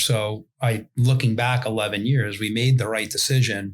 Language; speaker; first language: English; native; English